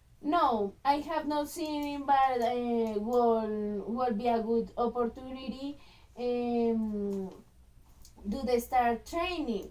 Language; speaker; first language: English; non-native, learner; Spanish